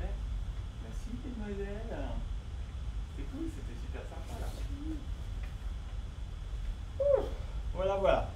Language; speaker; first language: French; native; French